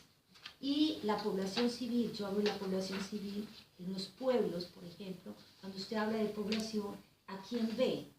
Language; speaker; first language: Spanish; native; Spanish